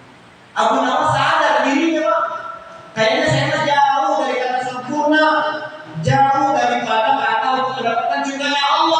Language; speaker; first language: Indonesian; native; Indonesian